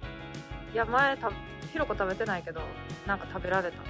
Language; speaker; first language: Japanese; native; Japanese